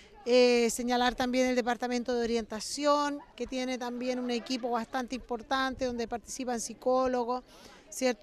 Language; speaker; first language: Spanish; native; Spanish